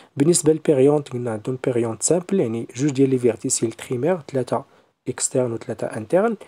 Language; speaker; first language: French; non-native, local second language; Arabic